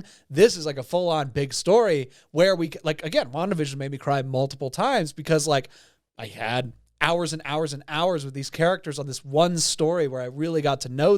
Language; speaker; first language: English; native; English